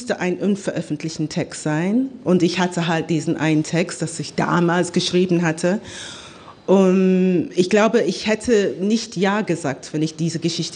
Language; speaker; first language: German; non-native, fluent; English